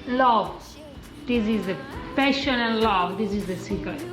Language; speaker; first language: English; non-native, learner; Spanish